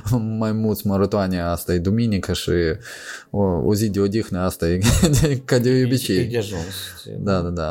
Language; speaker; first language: Romanian; non-native, local second language; Russian